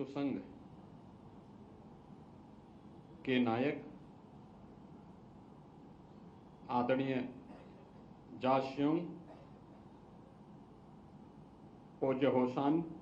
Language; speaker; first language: Hindi; native; Hindi